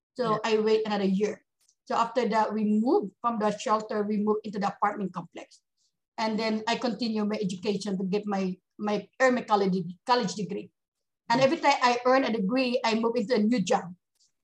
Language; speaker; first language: English; non-native, local second language; Hiligaynon